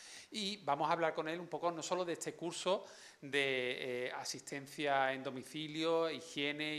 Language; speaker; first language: Spanish; native; Spanish